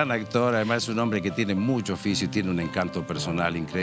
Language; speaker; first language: Spanish; native; Spanish